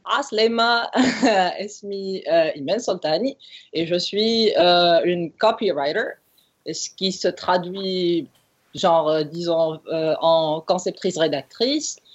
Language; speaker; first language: French; non-native, local second language; Arabic